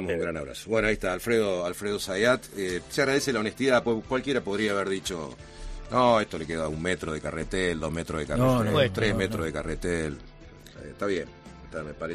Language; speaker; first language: Spanish; native; Spanish